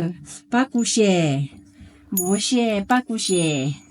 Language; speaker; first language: Chinese; non-native, local second language; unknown